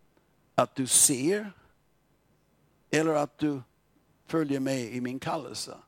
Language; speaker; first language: Swedish; non-native, fluent; English